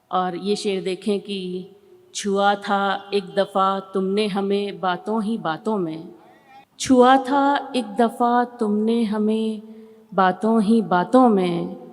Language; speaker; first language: Hindi; native; Hindi